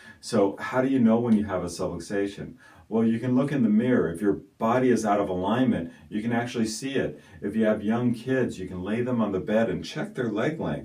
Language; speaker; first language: English; native; English